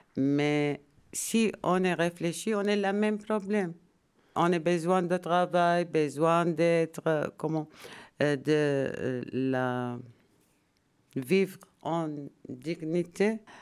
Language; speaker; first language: French; non-native, learner; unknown